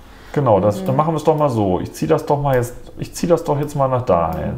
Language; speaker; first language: German; native; German